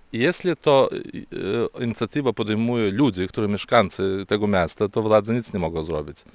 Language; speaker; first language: Polish; non-native, learner; Lithuanian